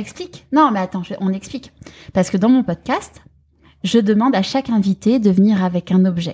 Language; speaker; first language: French; native; French